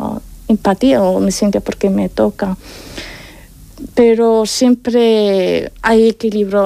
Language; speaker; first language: Spanish; non-native, fluent; Arabic